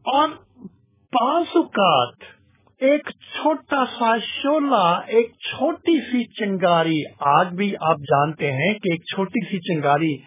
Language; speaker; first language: Urdu; non-native, local second language; Punjabi